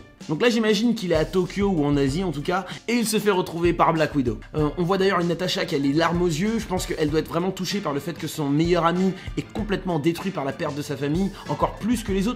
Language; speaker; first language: French; native; French